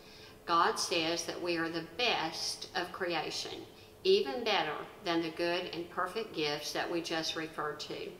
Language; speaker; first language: English; native; English